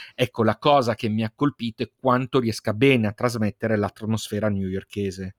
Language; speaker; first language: Italian; native; Italian